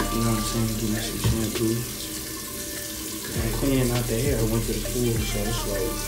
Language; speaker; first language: English; native; English